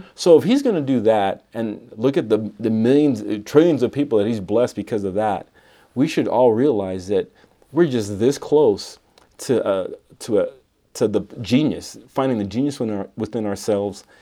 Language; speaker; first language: English; native; English